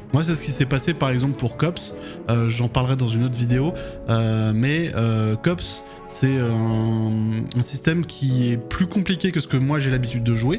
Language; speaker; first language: French; native; French